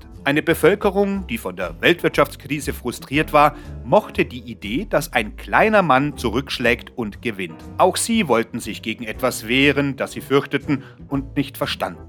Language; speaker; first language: German; native; German